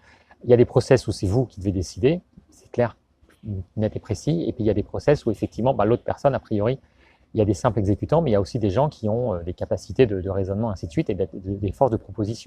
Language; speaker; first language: French; native; French